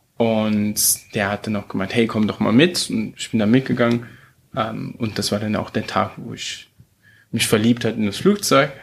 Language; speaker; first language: German; early bilingual, heritage; German